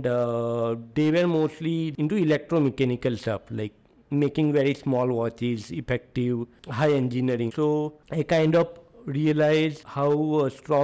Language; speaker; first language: English; non-native, local second language; Gujarati